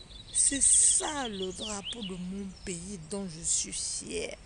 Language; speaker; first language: French; non-native, local second language; Fang